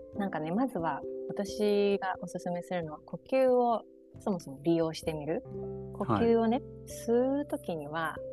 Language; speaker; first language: Japanese; early bilingual, other home language; Chinese